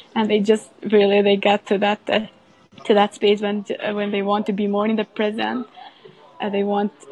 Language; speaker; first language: English; non-native, fluent; Albanian